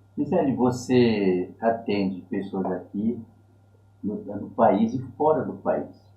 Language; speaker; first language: Portuguese; native; Portuguese